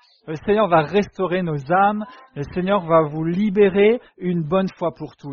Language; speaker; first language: French; native; French